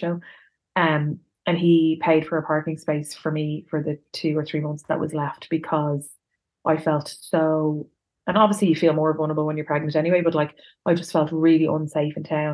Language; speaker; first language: English; native; English